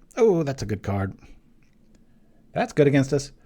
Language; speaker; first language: English; native; English